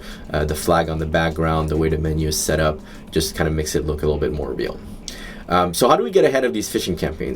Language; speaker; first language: English; native; English